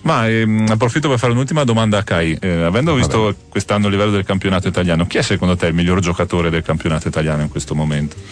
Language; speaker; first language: Italian; native; Italian